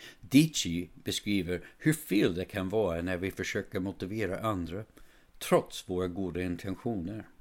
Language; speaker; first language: Swedish; non-native, fluent; English